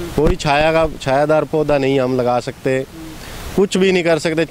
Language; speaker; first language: Hindi; native; Hindi